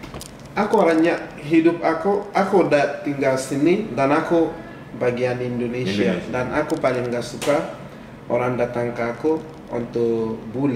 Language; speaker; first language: Indonesian; non-native, fluent; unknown